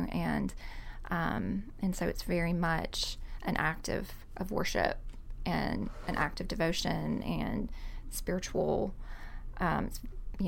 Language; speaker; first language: English; native; English